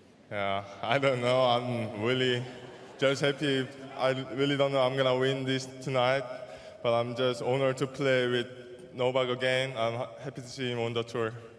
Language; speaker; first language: English; non-native, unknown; Korean